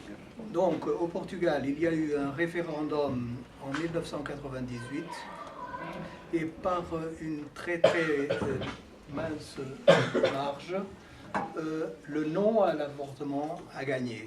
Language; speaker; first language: French; non-native, fluent; Portuguese